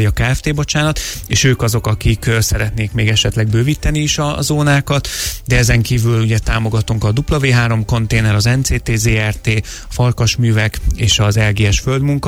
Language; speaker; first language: Hungarian; native; Hungarian